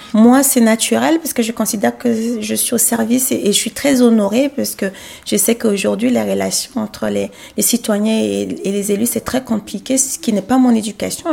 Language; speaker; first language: French; non-native, local second language; Sango